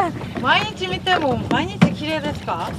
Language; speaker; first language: Japanese; non-native, learner; Korean